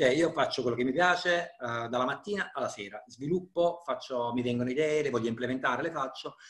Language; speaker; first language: Italian; native; Italian